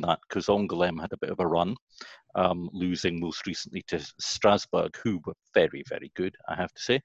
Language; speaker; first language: English; native; English